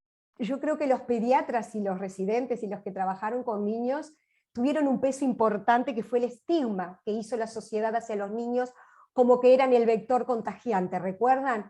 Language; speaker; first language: Spanish; native; Spanish